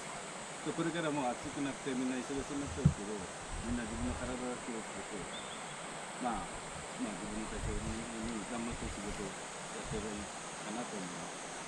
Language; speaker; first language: Japanese; non-native, fluent; Nepali